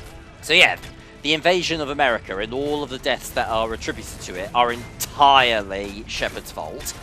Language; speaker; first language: English; native; English